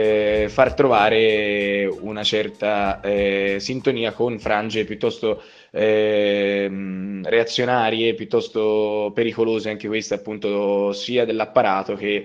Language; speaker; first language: Italian; native; Italian